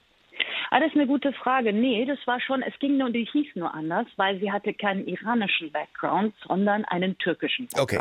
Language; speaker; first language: German; early bilingual, other home language; Persian